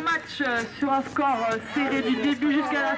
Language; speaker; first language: French; native; French